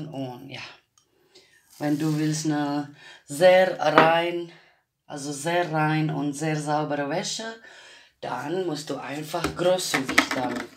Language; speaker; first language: German; non-native, learner; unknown